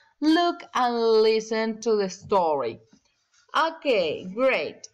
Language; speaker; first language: English; non-native, learner; Spanish